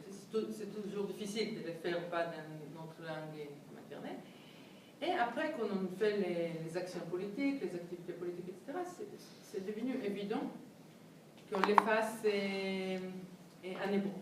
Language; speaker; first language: French; non-native, fluent; Hebrew